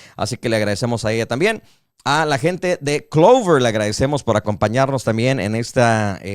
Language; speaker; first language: Spanish; early bilingual, heritage; Spanish